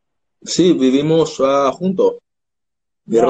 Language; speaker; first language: Spanish; non-native, learner; English